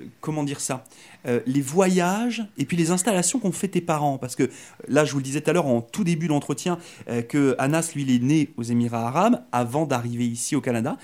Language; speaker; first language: French; native; French